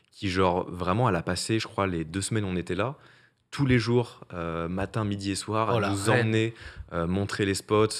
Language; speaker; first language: French; native; French